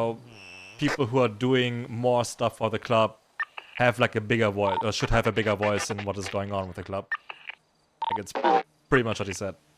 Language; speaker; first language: English; non-native, fluent; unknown